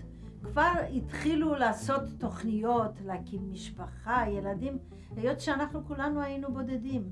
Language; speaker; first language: Hebrew; non-native, fluent; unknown